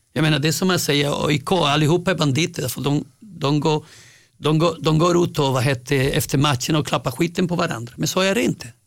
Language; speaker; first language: Swedish; non-native, fluent; Spanish